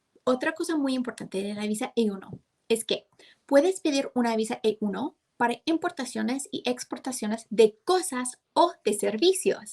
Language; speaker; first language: Spanish; non-native, fluent; English